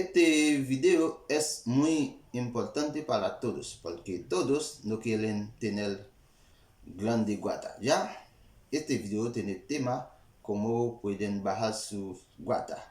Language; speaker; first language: Spanish; non-native, learner; Haitian Creole